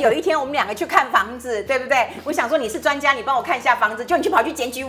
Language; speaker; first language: Chinese; native; Chinese